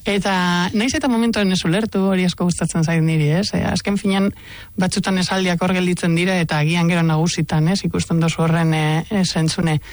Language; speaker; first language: Basque; native; Basque